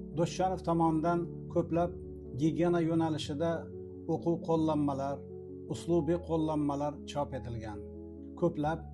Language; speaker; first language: Uzbek; native; Uzbek